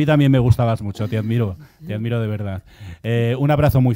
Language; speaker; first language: Spanish; native; Spanish